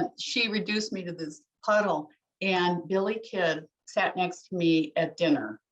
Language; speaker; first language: English; native; English